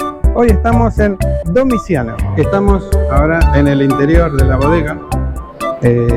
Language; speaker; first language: Spanish; native; Spanish